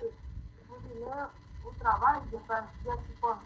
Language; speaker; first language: French; non-native, learner; Spanish